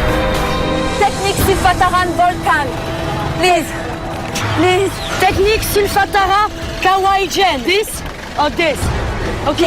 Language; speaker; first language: English; non-native, learner; French